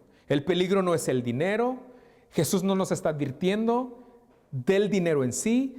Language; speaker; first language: Spanish; native; Spanish